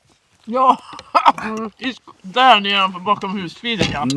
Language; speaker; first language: Swedish; native; Swedish